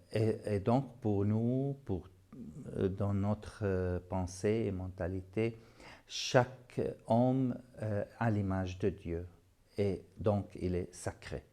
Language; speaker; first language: French; non-native, fluent; Arabic